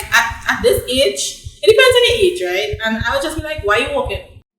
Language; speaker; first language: English; native; English